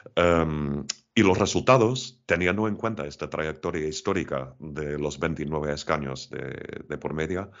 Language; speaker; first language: Spanish; non-native, fluent; English